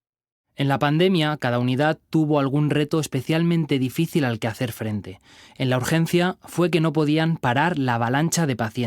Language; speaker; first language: Spanish; native; Spanish